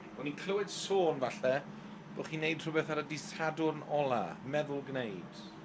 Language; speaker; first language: Welsh; native; Welsh